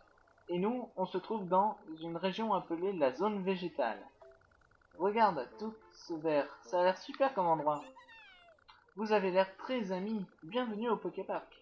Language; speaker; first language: French; native; French